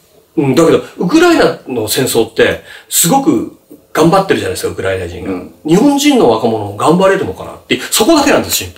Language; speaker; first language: Japanese; native; Japanese